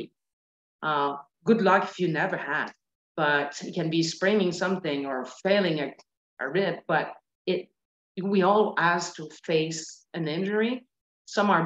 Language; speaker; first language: English; non-native, fluent; French